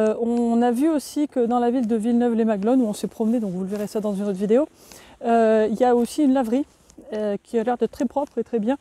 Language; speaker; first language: French; native; French